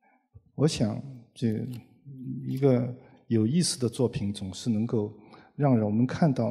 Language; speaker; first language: French; non-native, fluent; Chinese